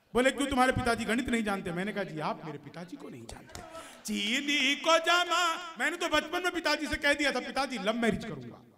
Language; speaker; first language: Hindi; native; Hindi